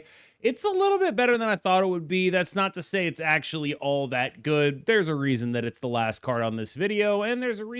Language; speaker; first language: English; native; English